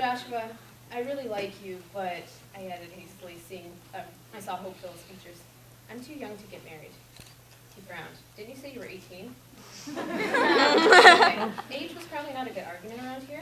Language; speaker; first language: English; native; English